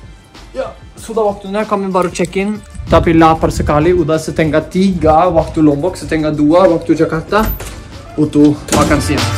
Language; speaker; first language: Indonesian; non-native, fluent; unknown